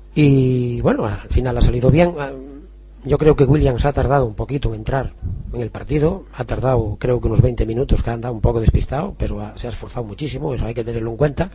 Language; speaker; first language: Spanish; native; Spanish